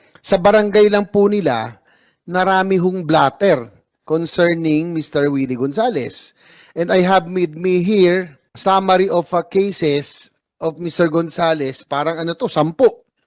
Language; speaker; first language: Filipino; native; Filipino